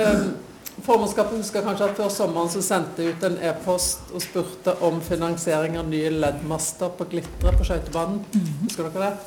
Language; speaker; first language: Norwegian; native; Norwegian